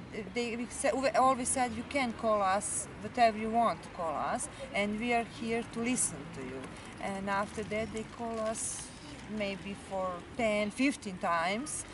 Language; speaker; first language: English; non-native, learner; Serbian